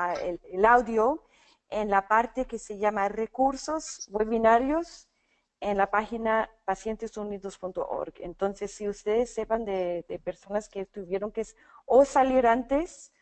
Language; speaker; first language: Spanish; non-native, fluent; English